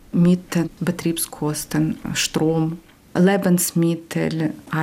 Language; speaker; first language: German; non-native, learner; Ukrainian